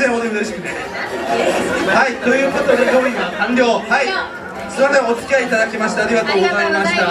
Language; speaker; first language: Japanese; native; Japanese